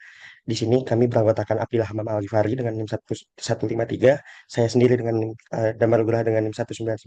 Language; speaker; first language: Indonesian; native; Indonesian